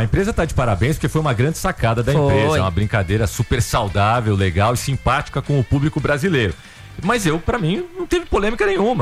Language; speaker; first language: Portuguese; native; Portuguese